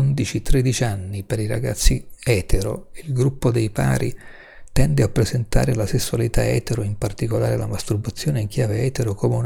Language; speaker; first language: Italian; native; Italian